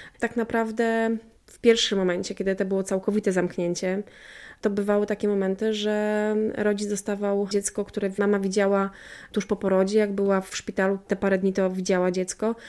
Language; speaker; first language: Polish; native; Polish